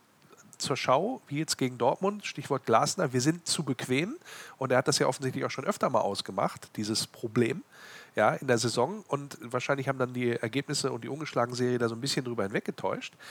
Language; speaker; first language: German; native; German